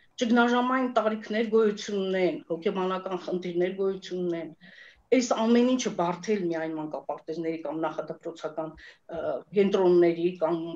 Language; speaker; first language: Armenian; native; Armenian